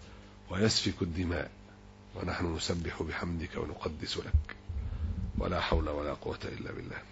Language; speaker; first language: Arabic; native; Arabic